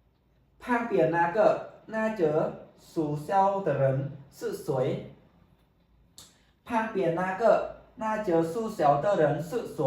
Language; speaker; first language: Chinese; non-native, fluent; Khmer